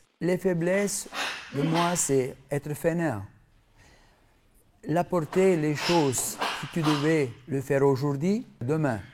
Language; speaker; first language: French; non-native, fluent; Macedonian